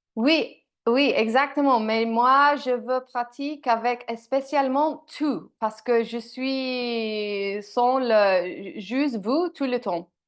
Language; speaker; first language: French; non-native, learner; English